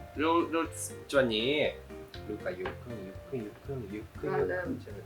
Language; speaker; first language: Thai; non-native, learner; Japanese